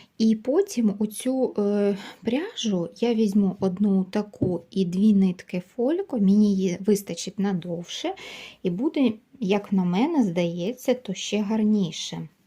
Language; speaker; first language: Ukrainian; native; Ukrainian